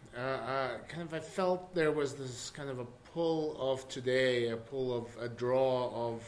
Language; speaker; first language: English; non-native, fluent; Russian